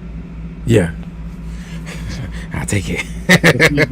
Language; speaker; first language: English; native; English